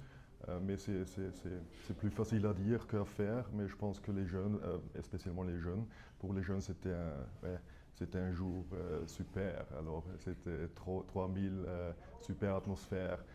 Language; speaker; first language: French; non-native, fluent; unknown